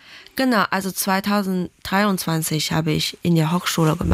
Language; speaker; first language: German; non-native, learner; Chinese